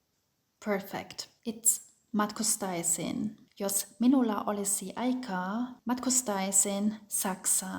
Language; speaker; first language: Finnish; non-native, fluent; German